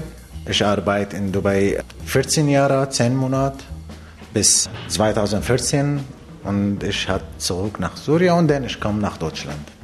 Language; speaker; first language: German; non-native, learner; Arabic